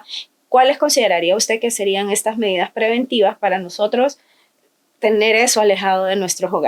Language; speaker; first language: Spanish; native; Spanish